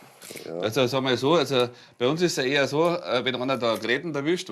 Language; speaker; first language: German; native; German